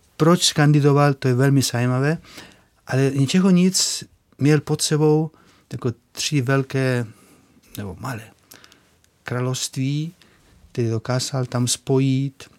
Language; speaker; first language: Czech; non-native, fluent; Spanish